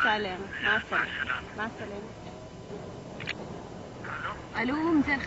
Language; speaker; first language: Arabic; native; Arabic